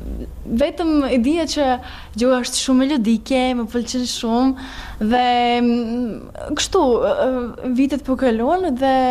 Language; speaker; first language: Albanian; non-native, learner; Serbian